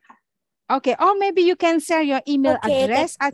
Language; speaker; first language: English; non-native, learner; Indonesian